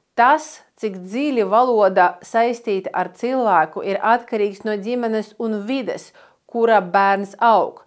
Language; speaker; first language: Latvian; non-native, local second language; Russian